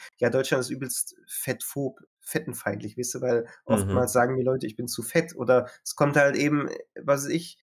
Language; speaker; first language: German; native; German